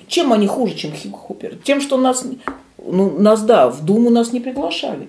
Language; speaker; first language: Russian; native; Russian